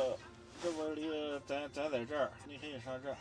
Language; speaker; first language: Chinese; native; Chinese